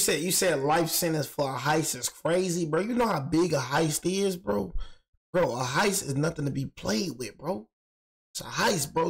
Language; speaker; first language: English; native; English